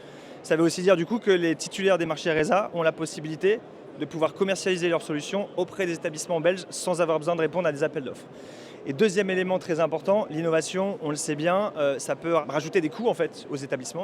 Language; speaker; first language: French; native; French